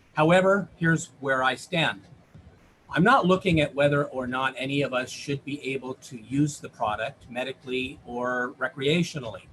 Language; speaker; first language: English; native; English